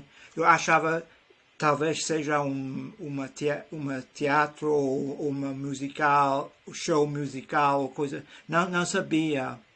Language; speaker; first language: Portuguese; non-native, learner; English